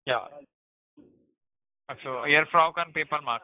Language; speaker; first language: German; non-native, learner; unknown